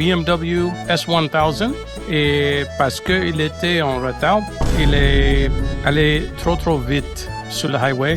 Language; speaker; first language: French; non-native, local second language; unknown